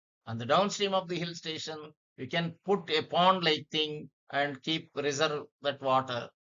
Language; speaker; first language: English; non-native, local second language; Telugu